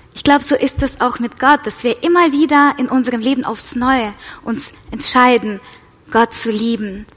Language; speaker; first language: German; non-native, fluent; Russian